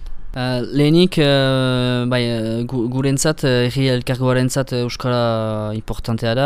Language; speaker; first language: Basque; non-native, local second language; French